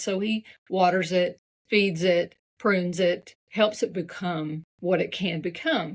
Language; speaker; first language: English; native; English